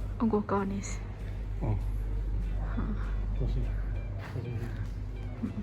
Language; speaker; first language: Finnish; non-native, learner; Thai